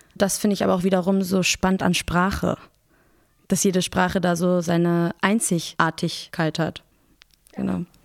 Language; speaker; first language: German; early bilingual, other home language; Persian